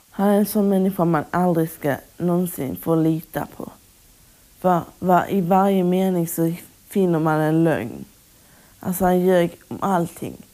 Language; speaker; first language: Swedish; native; Swedish